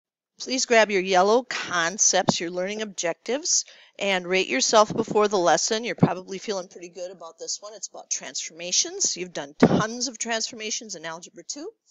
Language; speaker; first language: English; native; English